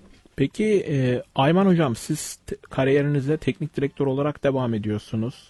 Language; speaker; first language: Turkish; native; Turkish